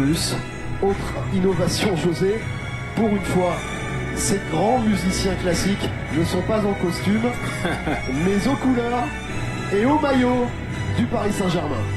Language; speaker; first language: French; native; French